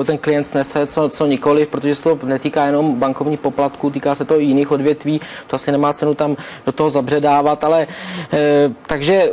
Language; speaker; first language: Czech; native; Czech